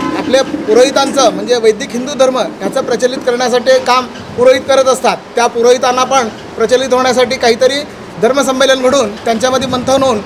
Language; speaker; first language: Marathi; non-native, local second language; Telugu